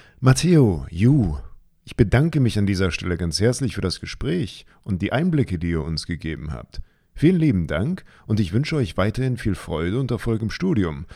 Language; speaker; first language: German; native; German